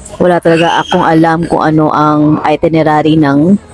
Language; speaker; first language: Filipino; non-native, local second language; Aklanon